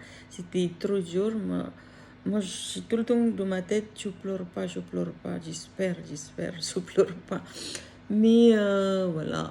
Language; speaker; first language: French; non-native, learner; Filipino